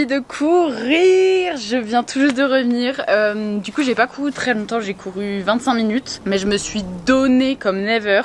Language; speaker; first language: French; native; French